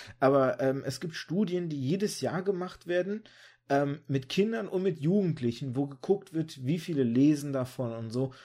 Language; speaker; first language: German; early bilingual, other home language; Russian